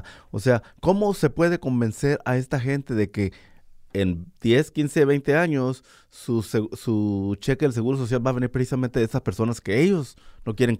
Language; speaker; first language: Spanish; native; Spanish